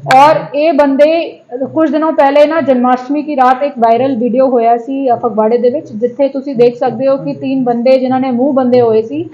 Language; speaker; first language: Hindi; non-native, local second language; Punjabi